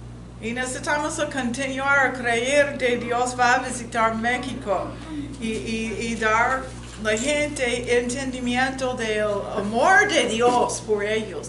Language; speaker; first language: Spanish; non-native, learner; English